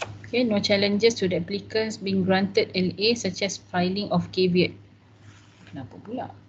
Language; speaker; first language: English; non-native, local second language; Malay